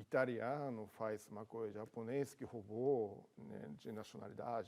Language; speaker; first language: Portuguese; non-native, learner; Japanese